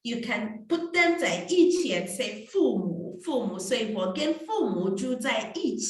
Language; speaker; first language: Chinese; non-native, fluent; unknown